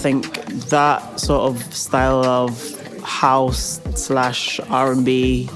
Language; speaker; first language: English; native; English